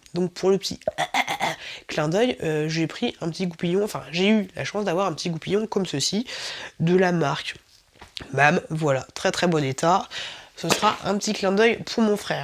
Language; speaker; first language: French; native; French